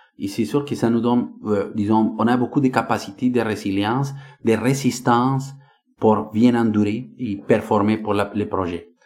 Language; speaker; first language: French; non-native, fluent; Spanish